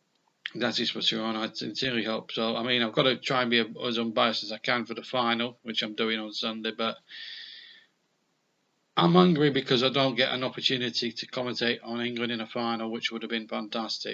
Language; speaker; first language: English; native; English